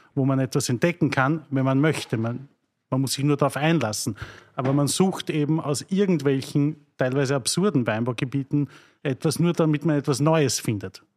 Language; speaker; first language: German; native; German